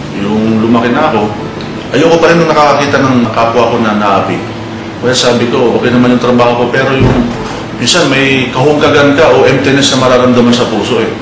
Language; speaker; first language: Filipino; non-native, local second language; Romany